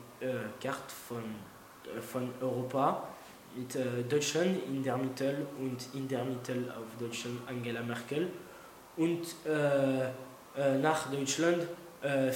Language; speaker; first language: German; non-native, learner; French